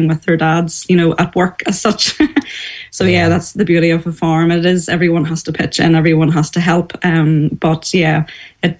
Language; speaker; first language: English; native; English